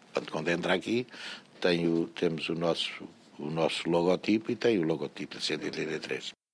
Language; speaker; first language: Portuguese; native; Portuguese